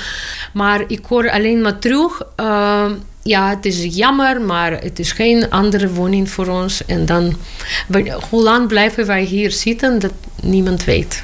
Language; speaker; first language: Dutch; non-native, learner; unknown